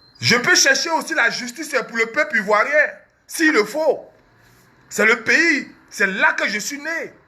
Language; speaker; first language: French; early bilingual, other home language; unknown